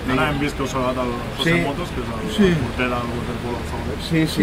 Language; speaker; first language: Catalan; native; Catalan